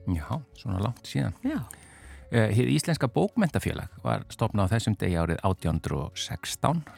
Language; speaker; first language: Icelandic; native; Icelandic